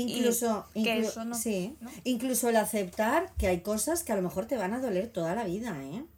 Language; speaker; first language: Spanish; native; Spanish